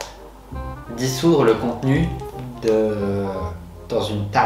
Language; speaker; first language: French; native; French